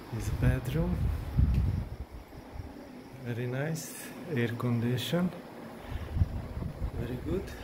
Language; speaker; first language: English; non-native, learner; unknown